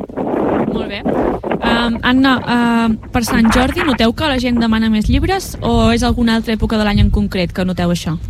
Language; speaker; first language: Catalan; native; Catalan